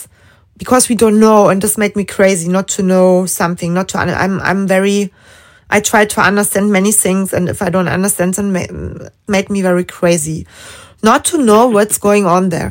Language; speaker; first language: English; non-native, fluent; German